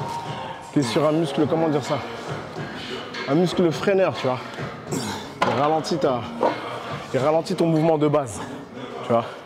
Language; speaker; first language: French; native; French